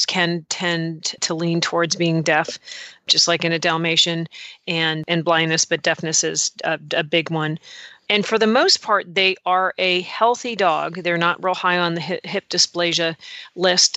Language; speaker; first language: English; native; English